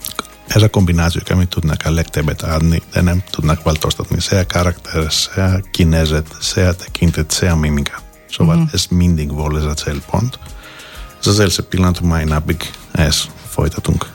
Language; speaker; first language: Hungarian; non-native, fluent; Greek